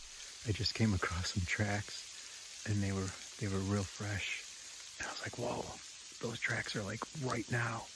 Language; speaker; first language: English; native; English